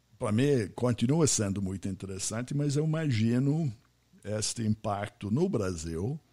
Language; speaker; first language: Portuguese; non-native, fluent; English